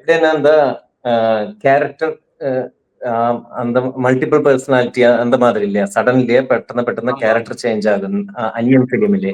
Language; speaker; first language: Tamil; non-native, learner; Malayalam